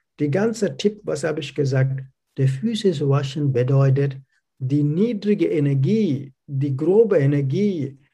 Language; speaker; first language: German; non-native, learner; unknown